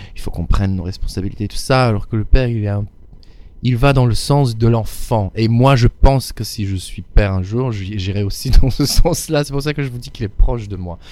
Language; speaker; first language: French; non-native, fluent; Bulgarian